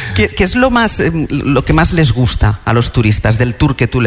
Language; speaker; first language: Spanish; native; Spanish